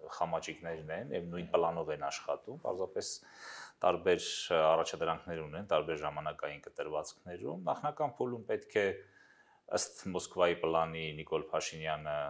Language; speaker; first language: Armenian; native; Armenian